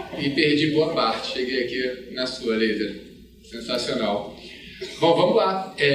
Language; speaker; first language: Portuguese; native; Portuguese